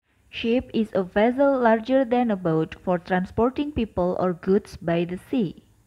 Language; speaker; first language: English; non-native, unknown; Indonesian